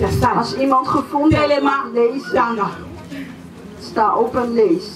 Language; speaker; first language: Dutch; non-native, fluent; Lingala